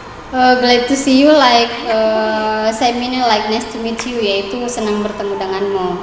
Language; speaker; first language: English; non-native, learner; Indonesian